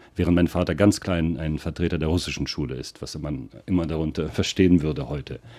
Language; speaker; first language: German; early bilingual, other home language; Russian